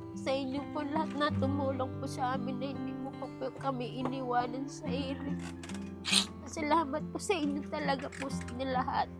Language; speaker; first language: Filipino; non-native, local second language; Bikol